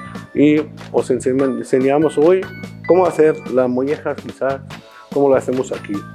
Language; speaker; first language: Spanish; non-native, fluent; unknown